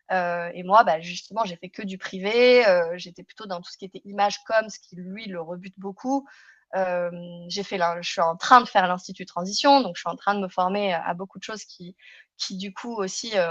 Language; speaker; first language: French; native; French